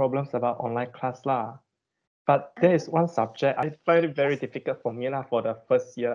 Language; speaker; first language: English; non-native, local second language; Chinese